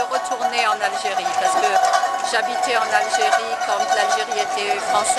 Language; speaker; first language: French; native; French